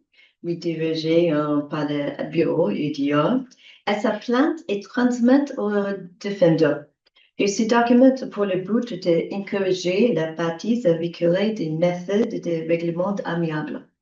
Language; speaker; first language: French; non-native, learner; English